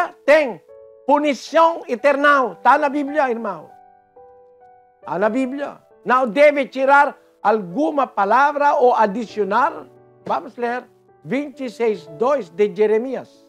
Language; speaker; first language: Portuguese; non-native, fluent; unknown